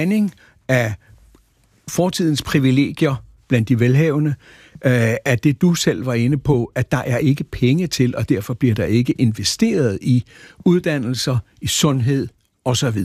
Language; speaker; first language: Danish; native; Danish